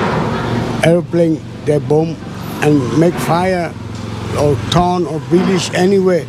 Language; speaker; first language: English; non-native, learner; Burmese